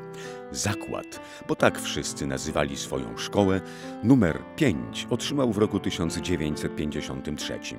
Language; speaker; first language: Polish; native; Polish